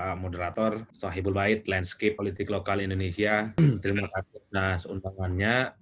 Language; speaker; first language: Indonesian; non-native, local second language; Madurese